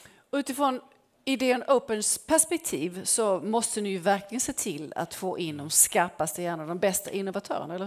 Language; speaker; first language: Swedish; native; Swedish